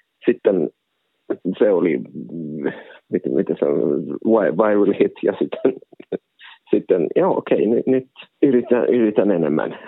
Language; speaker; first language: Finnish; non-native, local second language; Swedish